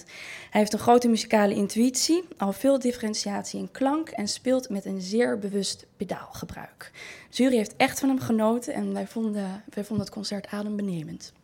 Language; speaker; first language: Dutch; native; Dutch